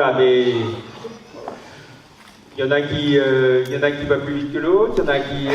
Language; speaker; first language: French; native; French